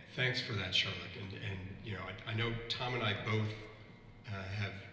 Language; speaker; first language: English; native; English